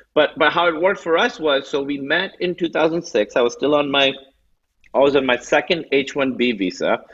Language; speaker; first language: English; non-native, local second language; Urdu